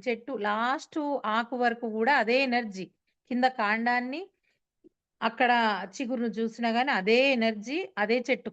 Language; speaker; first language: Telugu; native; Telugu